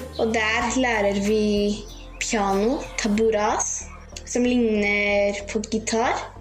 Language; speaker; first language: Norwegian; early bilingual, heritage; Greek